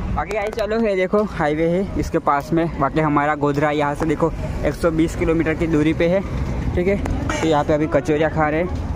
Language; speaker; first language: Hindi; non-native, local second language; Gujarati